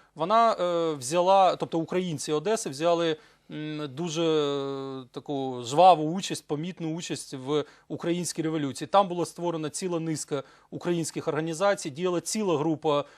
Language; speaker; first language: Ukrainian; native; Ukrainian